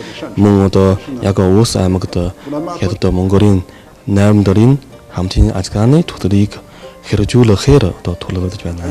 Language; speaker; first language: Mongolian; non-native, fluent; Chinese